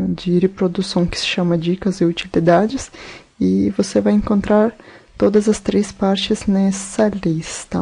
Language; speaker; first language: Portuguese; non-native, fluent; Russian